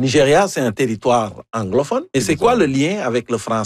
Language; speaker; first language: French; native; French